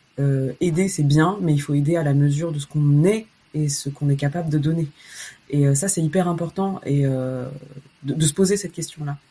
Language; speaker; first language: French; early bilingual, other home language; Chinese